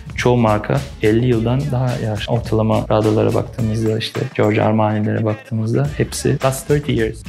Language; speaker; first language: Turkish; early bilingual, heritage; Turkish